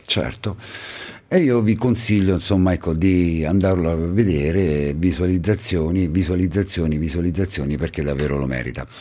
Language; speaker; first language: Italian; native; Italian